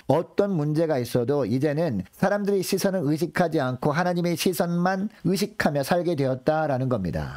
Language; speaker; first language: Korean; native; Korean